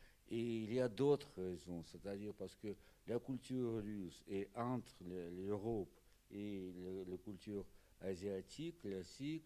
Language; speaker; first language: French; non-native, fluent; Russian